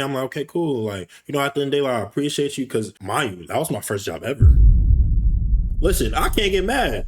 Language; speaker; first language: English; native; English